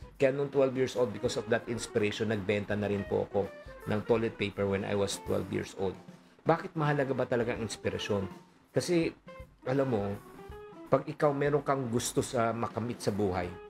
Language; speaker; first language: Filipino; native; Filipino